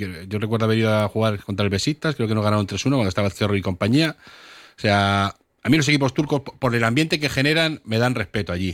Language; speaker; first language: Spanish; native; Spanish